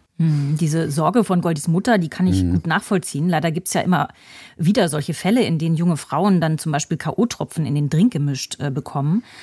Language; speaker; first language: German; native; German